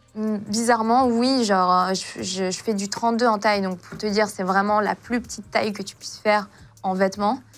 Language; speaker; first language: French; non-native, local second language; Arabic